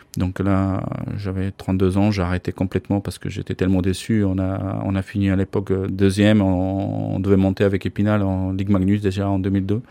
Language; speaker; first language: French; non-native, fluent; Slovak